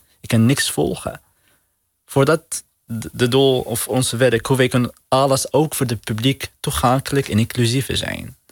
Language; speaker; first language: Dutch; non-native, learner; Arabic